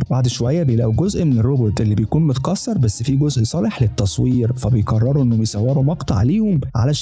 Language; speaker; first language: Arabic; native; Arabic